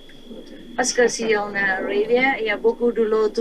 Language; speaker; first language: French; non-native, learner; Vietnamese